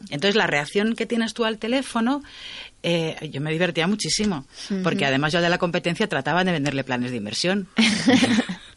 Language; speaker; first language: Spanish; native; Spanish